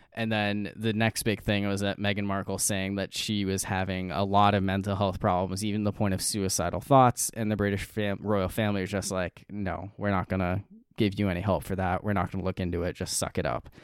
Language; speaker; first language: English; native; English